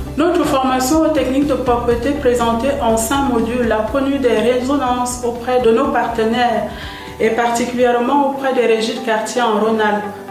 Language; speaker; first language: French; native; French